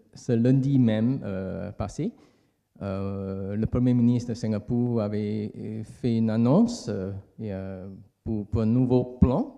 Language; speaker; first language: French; non-native, fluent; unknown